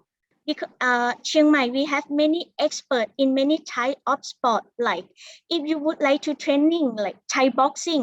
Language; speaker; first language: English; non-native, learner; Thai